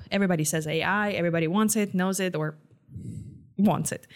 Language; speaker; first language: English; non-native, fluent; Hebrew